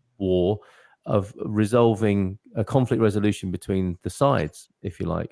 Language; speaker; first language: English; native; English